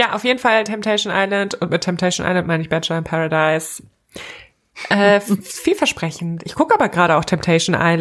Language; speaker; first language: German; native; German